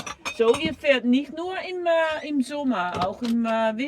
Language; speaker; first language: German; non-native, learner; Dutch